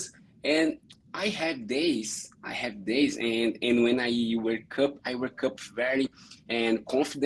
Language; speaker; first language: English; non-native, learner; Portuguese